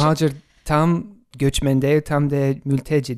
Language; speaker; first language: Turkish; non-native, fluent; English